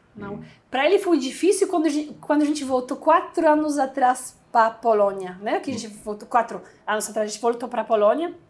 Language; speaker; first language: Portuguese; non-native, fluent; Polish